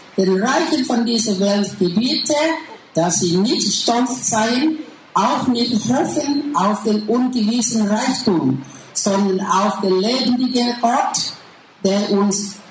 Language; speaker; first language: German; non-native, learner; Thai